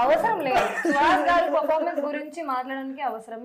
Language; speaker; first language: Telugu; non-native, learner; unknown